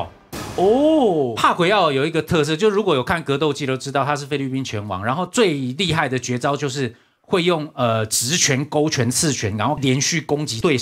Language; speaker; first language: Chinese; native; Chinese